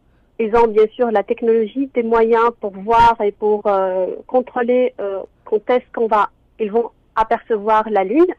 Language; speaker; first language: French; non-native, local second language; Arabic